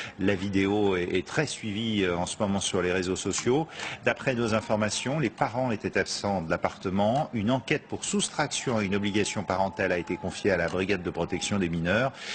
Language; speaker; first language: French; native; French